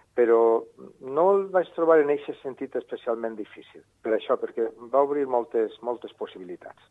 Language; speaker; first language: Catalan; native; Catalan